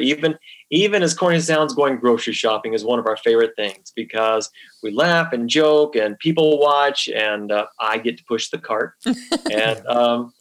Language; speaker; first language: English; native; English